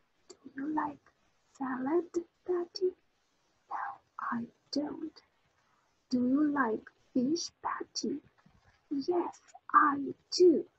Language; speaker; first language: English; non-native, fluent; Ukrainian